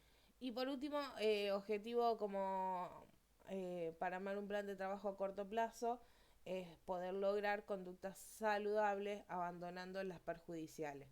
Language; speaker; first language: Spanish; native; Spanish